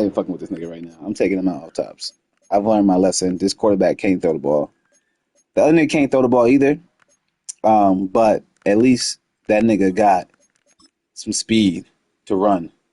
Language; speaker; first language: English; native; English